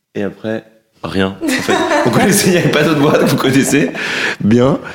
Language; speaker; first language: French; native; French